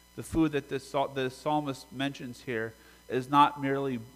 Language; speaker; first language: English; native; English